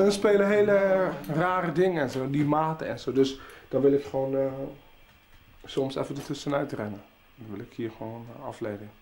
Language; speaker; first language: Dutch; native; Dutch